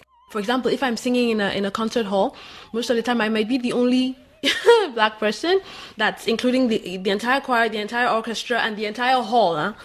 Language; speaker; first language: English; non-native, local second language; Yoruba